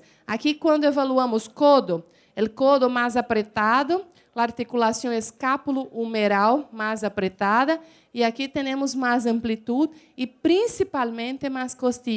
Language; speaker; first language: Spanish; non-native, fluent; Portuguese